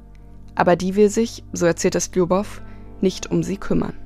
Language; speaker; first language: German; native; German